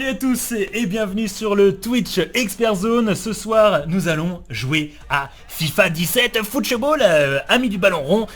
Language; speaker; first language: French; native; French